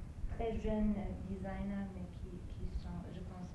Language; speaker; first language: French; non-native, fluent; German